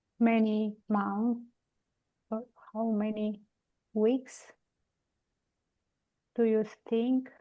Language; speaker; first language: English; non-native, learner; Romanian